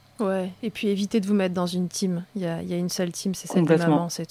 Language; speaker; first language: French; native; French